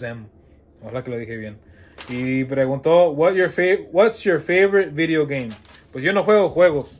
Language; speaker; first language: Spanish; early bilingual, heritage; Spanish